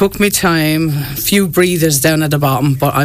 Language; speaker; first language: English; native; English